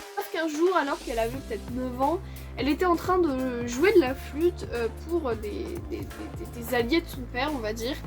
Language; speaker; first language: French; native; French